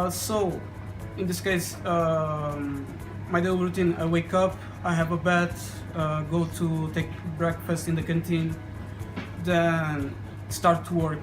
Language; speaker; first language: English; non-native, learner; Portuguese